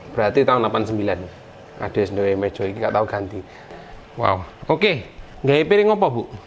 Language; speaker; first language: Javanese; non-native, local second language; English